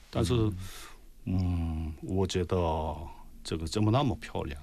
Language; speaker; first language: Chinese; non-native, learner; Korean